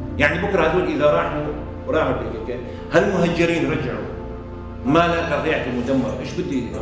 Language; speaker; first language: Arabic; non-native, local second language; Turkish